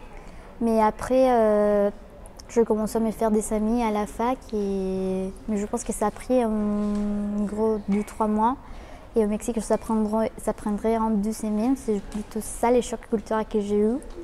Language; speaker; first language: French; non-native, fluent; Spanish